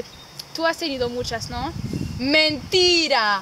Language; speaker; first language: Spanish; non-native, learner; French